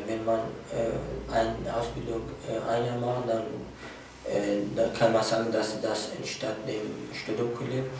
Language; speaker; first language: German; non-native, fluent; Arabic